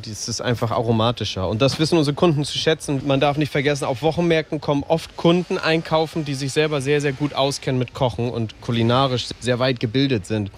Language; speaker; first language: German; native; German